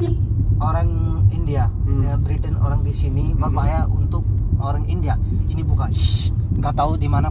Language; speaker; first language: Indonesian; non-native, learner; Hindi